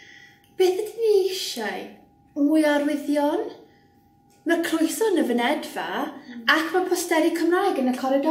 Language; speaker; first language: Welsh; non-native, local second language; English